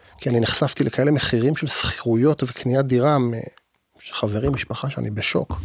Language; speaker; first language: Hebrew; native; Hebrew